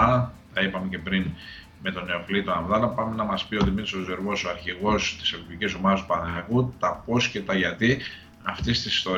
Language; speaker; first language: Greek; native; Greek